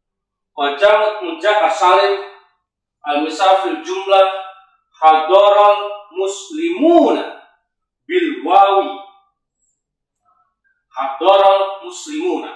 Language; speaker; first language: Arabic; non-native, fluent; Indonesian